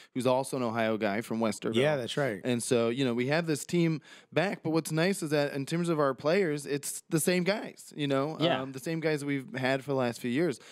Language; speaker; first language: English; native; English